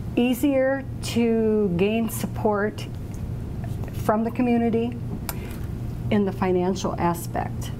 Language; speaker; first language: English; native; English